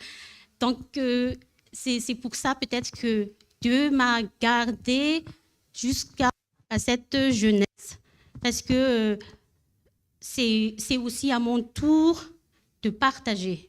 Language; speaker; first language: French; non-native, learner; Malagasy